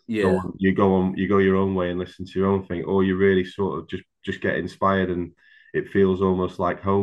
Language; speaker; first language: English; native; English